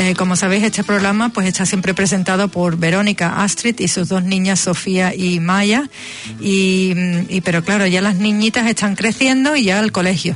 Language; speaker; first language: Spanish; native; Spanish